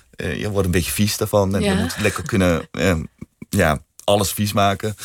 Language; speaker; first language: Dutch; non-native, fluent; Danish